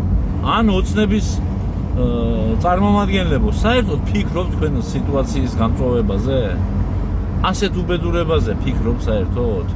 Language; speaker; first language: Georgian; native; Georgian